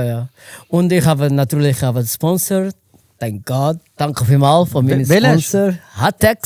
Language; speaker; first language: German; non-native, learner; Portuguese